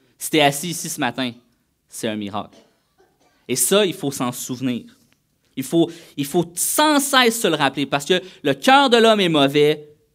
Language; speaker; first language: French; native; French